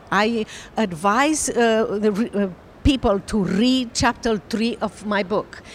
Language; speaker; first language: English; non-native, fluent; Romanian